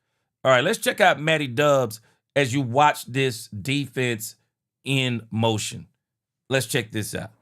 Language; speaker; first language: English; native; English